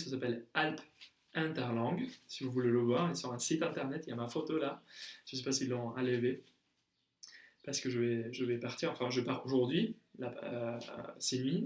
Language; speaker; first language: French; non-native, fluent; Spanish